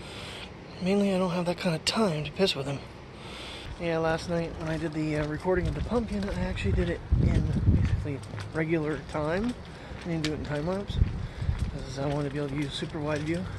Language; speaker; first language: English; native; English